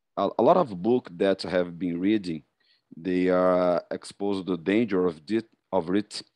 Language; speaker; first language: English; non-native, learner; Portuguese